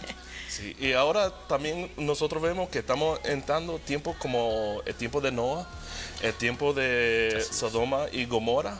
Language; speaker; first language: Spanish; early bilingual, heritage; Spanish